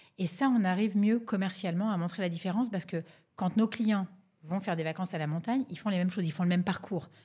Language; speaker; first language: French; native; French